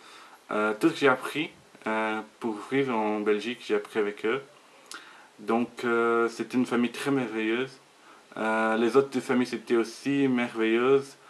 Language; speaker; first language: French; non-native, learner; Portuguese